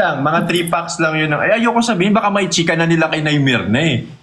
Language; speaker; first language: Filipino; native; Filipino